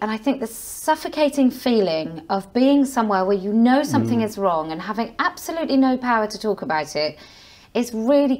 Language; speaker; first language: English; native; English